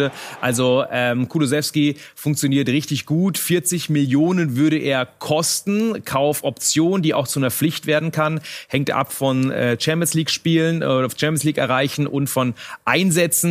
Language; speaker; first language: German; native; German